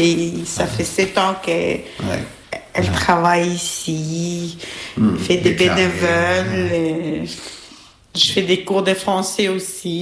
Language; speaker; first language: French; non-native, learner; Albanian